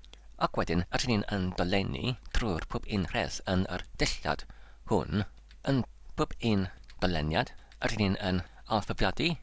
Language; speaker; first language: Welsh; non-native, local second language; English